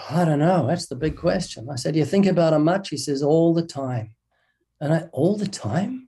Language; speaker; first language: English; native; English